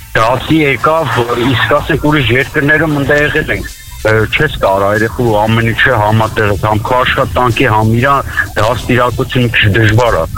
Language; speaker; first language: Armenian; native; Armenian